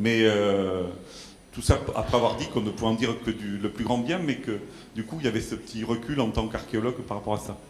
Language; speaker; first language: French; native; French